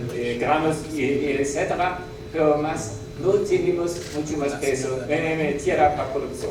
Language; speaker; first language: Spanish; non-native, learner; German